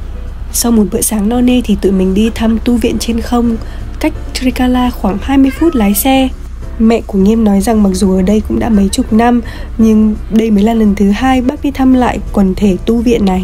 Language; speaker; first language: Vietnamese; native; Vietnamese